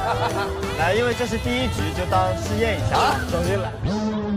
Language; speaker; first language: Chinese; native; Chinese